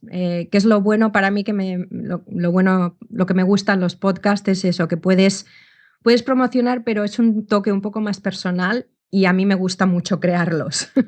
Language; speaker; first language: Spanish; native; Spanish